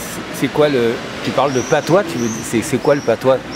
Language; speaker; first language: French; native; French